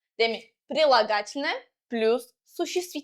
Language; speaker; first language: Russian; non-native, local second language; Uzbek